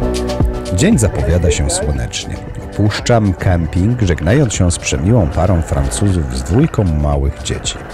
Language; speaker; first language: Polish; native; Polish